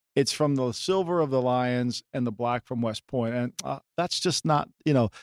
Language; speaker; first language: English; native; English